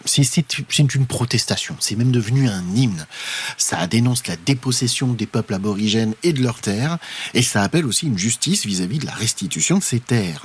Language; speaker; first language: French; native; French